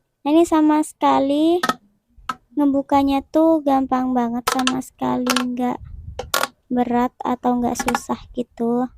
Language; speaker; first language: Indonesian; native; Indonesian